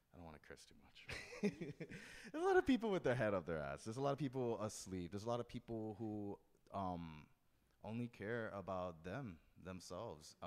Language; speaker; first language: English; native; English